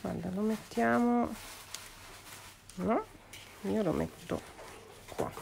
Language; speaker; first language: Italian; native; Italian